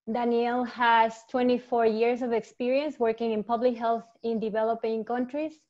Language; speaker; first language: English; non-native, fluent; Spanish